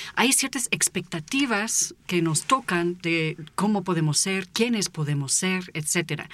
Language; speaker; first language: Spanish; non-native, fluent; English